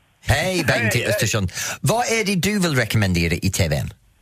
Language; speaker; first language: Swedish; non-native, fluent; English